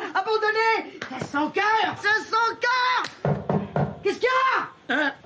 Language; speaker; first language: French; native; French